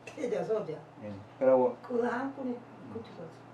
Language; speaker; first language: Korean; native; Korean